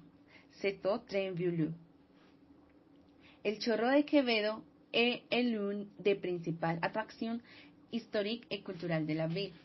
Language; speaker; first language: French; non-native, learner; Spanish